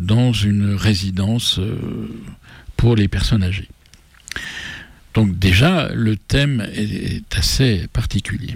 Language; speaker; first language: French; native; French